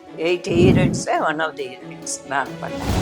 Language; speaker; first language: Tamil; non-native, local second language; Telugu